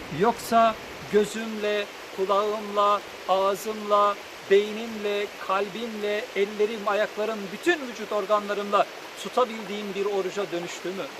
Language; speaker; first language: Turkish; native; Turkish